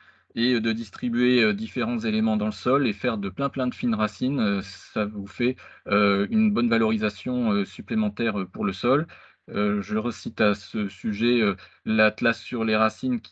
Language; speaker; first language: French; native; French